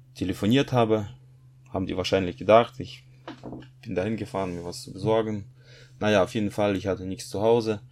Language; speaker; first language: German; non-native, fluent; Russian